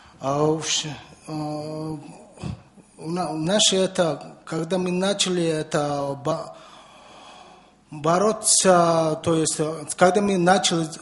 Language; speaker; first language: Russian; non-native, learner; Mongolian